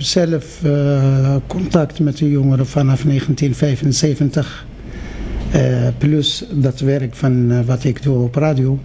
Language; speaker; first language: Dutch; non-native, fluent; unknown